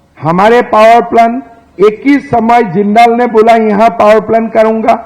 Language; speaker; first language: Hindi; non-native, local second language; Assamese